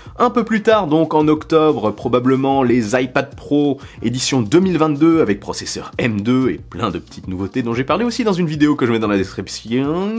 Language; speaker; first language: French; native; French